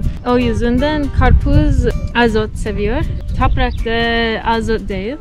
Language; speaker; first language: Turkish; non-native, learner; English